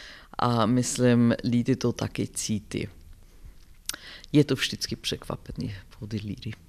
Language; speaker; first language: Czech; non-native, fluent; German